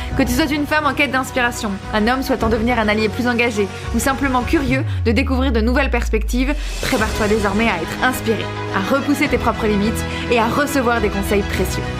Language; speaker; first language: French; native; French